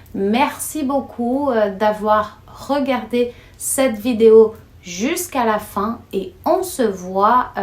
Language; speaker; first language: French; non-native, fluent; Portuguese